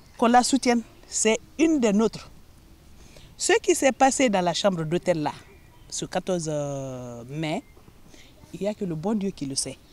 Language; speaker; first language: French; non-native, local second language; Mandingo